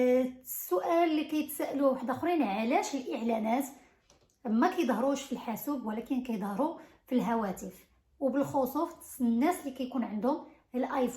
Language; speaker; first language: Arabic; native; Arabic